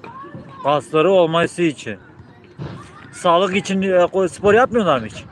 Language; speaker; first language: Turkish; native; Turkish